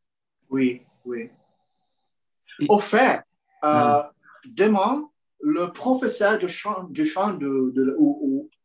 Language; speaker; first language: French; non-native, learner; Portuguese